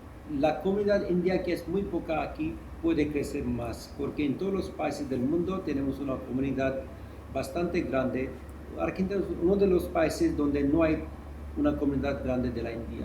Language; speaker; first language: Spanish; non-native, fluent; Hindi